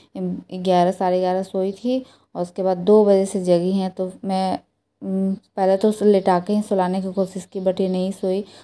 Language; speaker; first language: Hindi; native; Hindi